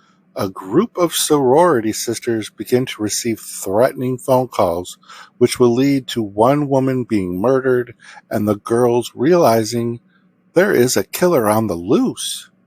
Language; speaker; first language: English; native; English